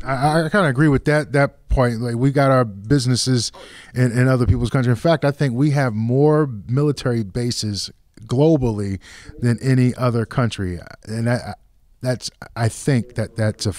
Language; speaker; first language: English; native; English